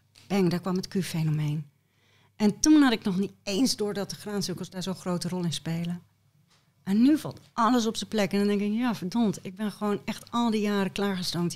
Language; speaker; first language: Dutch; native; Dutch